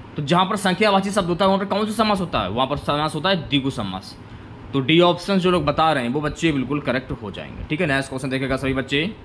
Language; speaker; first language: Hindi; native; Hindi